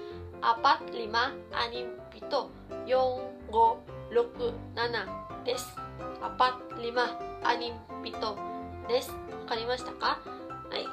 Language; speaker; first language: Japanese; non-native, fluent; Filipino